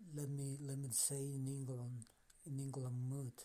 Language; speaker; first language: English; non-native, learner; Spanish